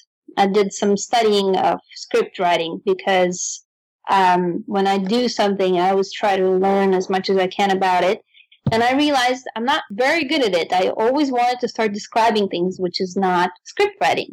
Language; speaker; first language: English; non-native, fluent; Russian